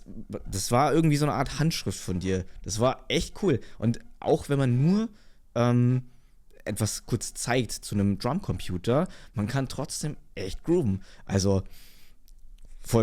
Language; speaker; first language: German; native; German